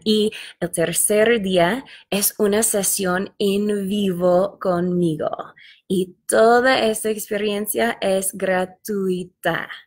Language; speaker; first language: Spanish; non-native, fluent; English